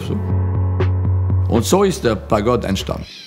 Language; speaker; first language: German; non-native, fluent; French